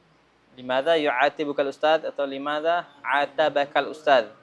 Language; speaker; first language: Arabic; non-native, fluent; Indonesian